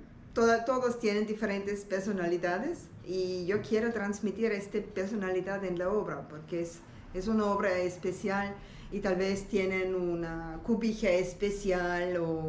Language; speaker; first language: Spanish; non-native, learner; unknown